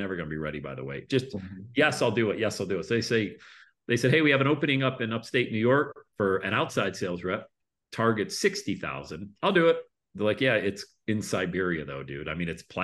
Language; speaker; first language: English; native; English